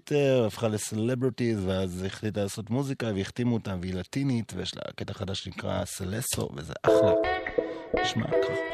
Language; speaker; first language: Hebrew; native; Hebrew